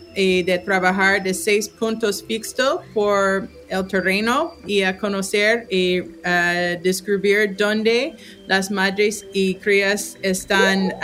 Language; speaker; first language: Spanish; non-native, fluent; English